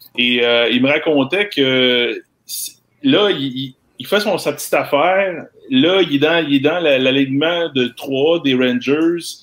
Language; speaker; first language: French; native; French